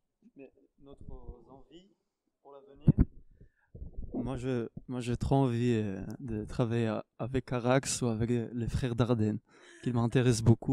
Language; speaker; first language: French; non-native, fluent; Hebrew